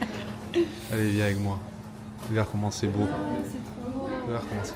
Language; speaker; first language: French; native; French